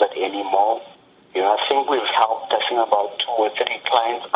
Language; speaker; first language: English; non-native, local second language; Xhosa